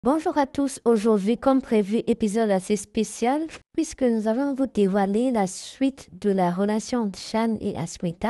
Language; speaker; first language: French; native; French